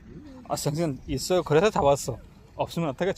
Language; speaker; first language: Korean; non-native, learner; Nepali